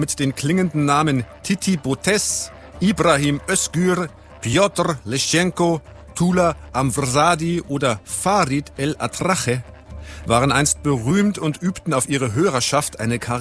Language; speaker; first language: German; native; German